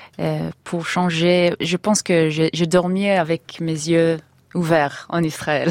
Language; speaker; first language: French; non-native, learner; Hebrew